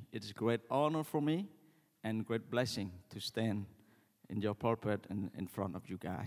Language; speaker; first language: English; non-native, learner; Khmer